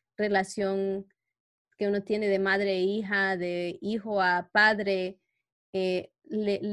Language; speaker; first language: Spanish; early bilingual, heritage; Spanish